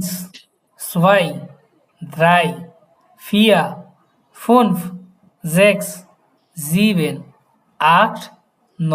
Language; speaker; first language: German; non-native, learner; Bangla